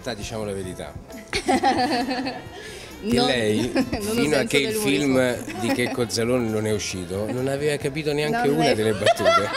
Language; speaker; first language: Italian; native; Italian